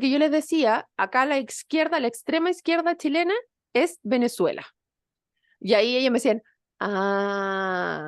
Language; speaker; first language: Spanish; native; Spanish